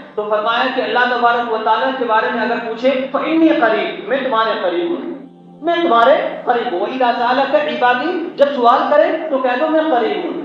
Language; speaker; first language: Urdu; native; Urdu